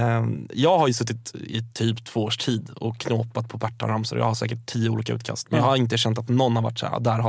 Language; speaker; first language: Swedish; native; Swedish